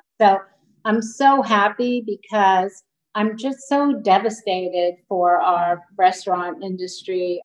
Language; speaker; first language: English; native; English